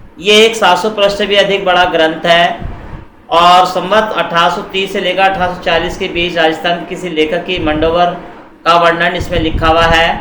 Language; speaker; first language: Hindi; native; Hindi